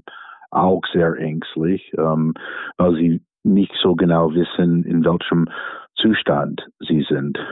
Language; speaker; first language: German; non-native, fluent; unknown